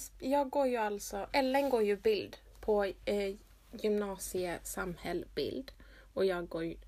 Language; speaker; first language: Swedish; native; Swedish